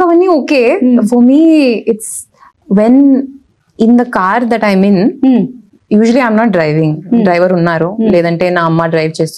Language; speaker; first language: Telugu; non-native, learner; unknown